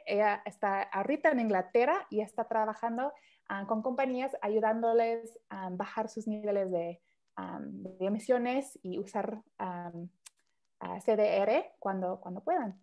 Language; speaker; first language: Spanish; early bilingual, heritage; Spanish